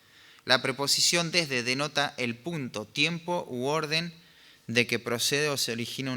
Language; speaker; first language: Spanish; native; Spanish